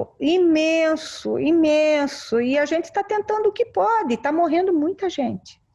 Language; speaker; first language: Portuguese; native; Portuguese